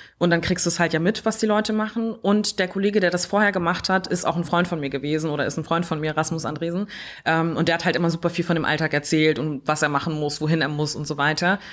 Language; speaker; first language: German; early bilingual, other home language; French